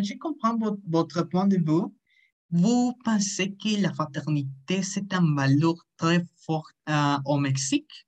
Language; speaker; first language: French; non-native, learner; Spanish